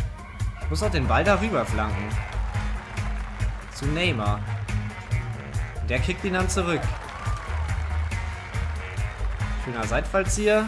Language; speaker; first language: German; native; German